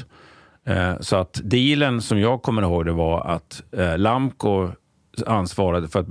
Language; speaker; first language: Swedish; native; Swedish